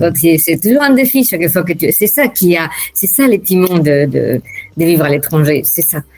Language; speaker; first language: French; non-native, fluent; Spanish